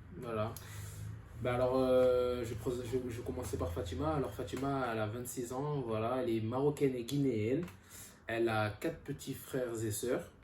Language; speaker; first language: French; early bilingual, other home language; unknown